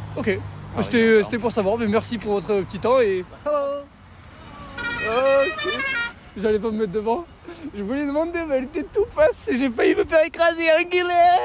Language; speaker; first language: French; native; French